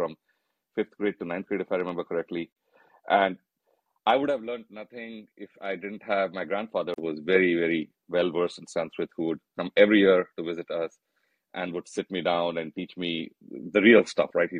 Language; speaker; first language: English; non-native, local second language; Hindi